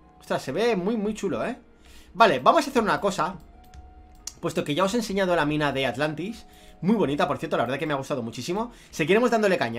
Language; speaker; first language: Spanish; native; Spanish